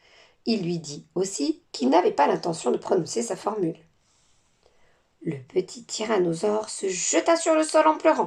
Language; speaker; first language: French; native; French